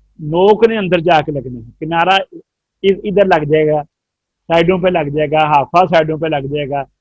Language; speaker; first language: Urdu; non-native, local second language; Punjabi